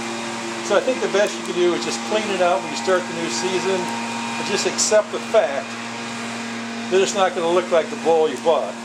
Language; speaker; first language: English; native; English